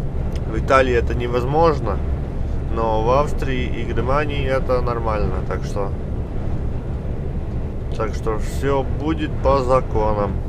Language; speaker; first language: Russian; non-native, fluent; Latvian